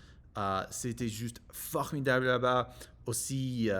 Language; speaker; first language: French; non-native, learner; English